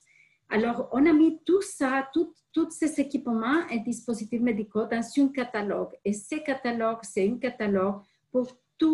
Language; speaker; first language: French; non-native, fluent; Spanish